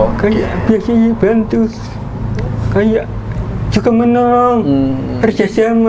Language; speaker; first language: Indonesian; non-native, local second language; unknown